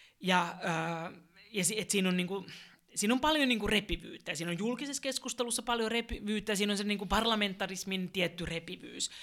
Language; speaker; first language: Finnish; native; Finnish